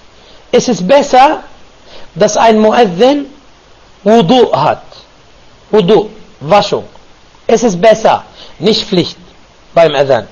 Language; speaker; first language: German; non-native, fluent; Arabic